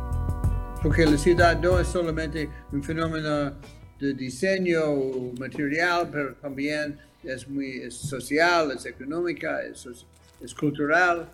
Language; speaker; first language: Spanish; non-native, fluent; English